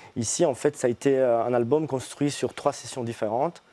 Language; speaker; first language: French; early bilingual, other home language; Italian